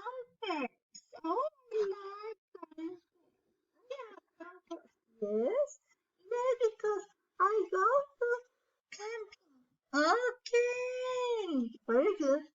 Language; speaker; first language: English; non-native, learner; Spanish